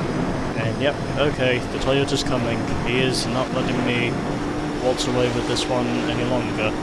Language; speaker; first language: English; native; English